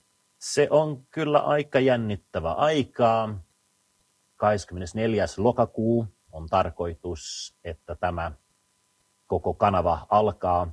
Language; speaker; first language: Finnish; early bilingual, heritage; Finnish